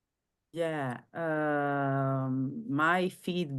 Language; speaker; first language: English; non-native, learner; Italian